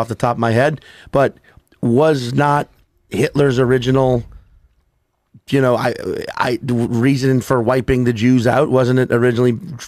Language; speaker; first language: English; native; English